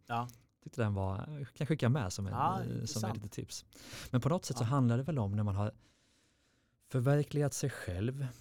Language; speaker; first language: Swedish; native; Swedish